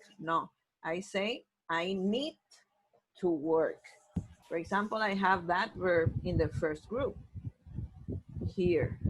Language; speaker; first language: English; non-native, fluent; Spanish